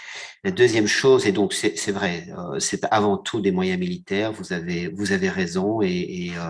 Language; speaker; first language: French; native; French